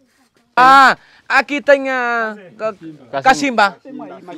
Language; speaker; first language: Portuguese; non-native, learner; Vietnamese